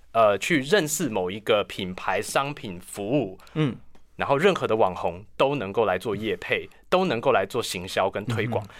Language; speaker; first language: Chinese; native; Chinese